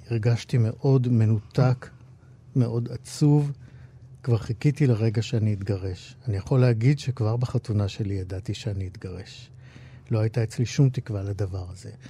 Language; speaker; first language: Hebrew; native; Hebrew